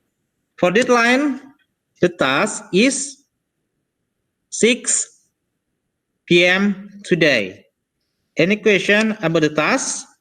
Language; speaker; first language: English; non-native, learner; Indonesian